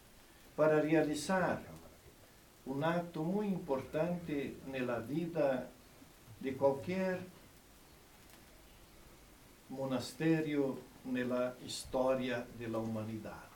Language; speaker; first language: Spanish; non-native, fluent; Portuguese